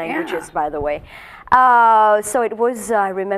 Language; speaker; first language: English; non-native, fluent; French